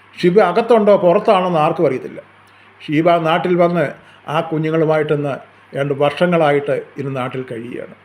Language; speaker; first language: Malayalam; native; Malayalam